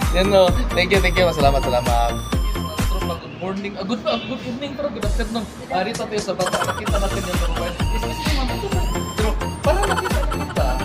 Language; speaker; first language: Filipino; native; Filipino